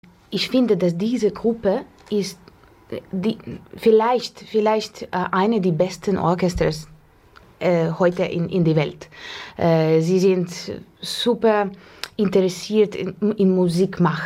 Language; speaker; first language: German; non-native, learner; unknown